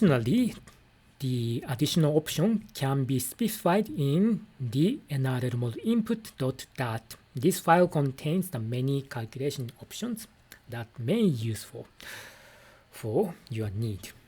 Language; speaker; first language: English; non-native, fluent; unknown